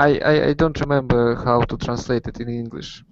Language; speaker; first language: English; non-native, learner; Russian